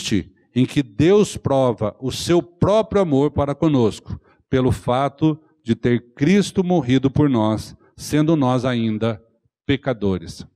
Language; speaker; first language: Portuguese; native; Portuguese